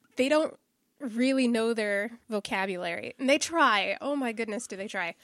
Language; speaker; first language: English; native; English